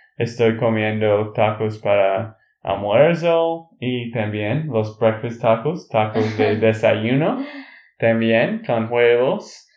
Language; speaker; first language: Spanish; non-native, learner; English